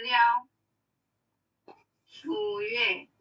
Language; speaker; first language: Chinese; non-native, learner; Indonesian